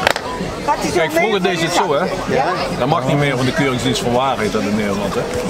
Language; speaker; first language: Dutch; native; Dutch